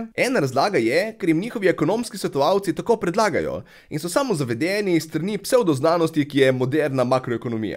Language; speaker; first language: Slovenian; native; Slovenian